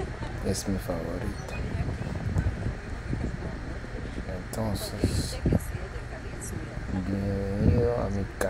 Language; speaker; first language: Spanish; early bilingual, heritage; English